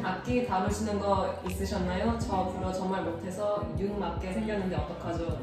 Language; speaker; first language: Korean; early bilingual, heritage; Korean